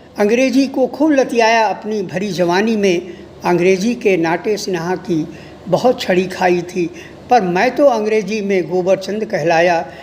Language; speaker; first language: Hindi; native; Hindi